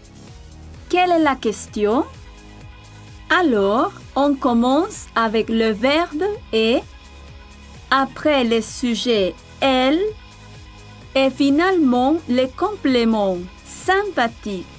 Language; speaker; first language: French; non-native, fluent; Spanish